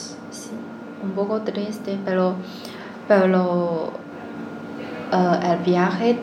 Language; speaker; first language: Spanish; non-native, learner; Chinese